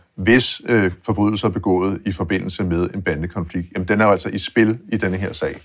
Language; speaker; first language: Danish; native; Danish